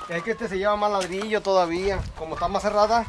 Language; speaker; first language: Spanish; native; Spanish